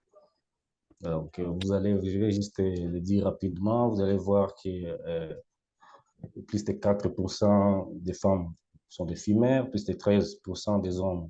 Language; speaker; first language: French; non-native, local second language; Lingala